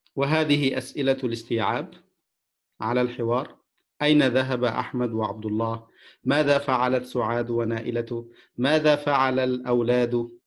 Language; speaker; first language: Arabic; non-native, fluent; Indonesian